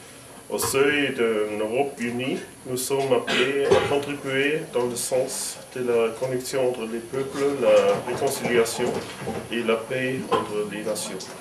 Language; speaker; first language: French; non-native, fluent; German